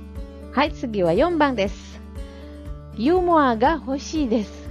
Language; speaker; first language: Japanese; non-native, fluent; Indonesian